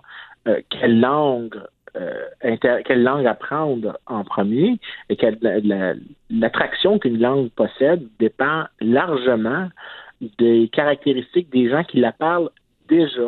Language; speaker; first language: French; native; French